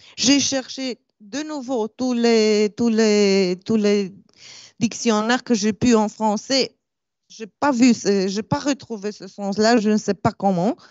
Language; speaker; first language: French; non-native, fluent; Romanian